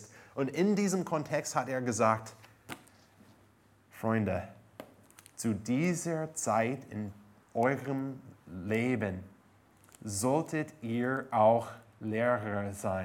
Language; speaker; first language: German; non-native, fluent; English